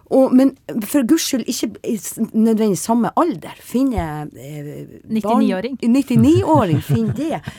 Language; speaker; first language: Norwegian; native; Norwegian